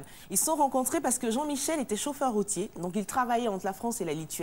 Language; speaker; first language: French; native; French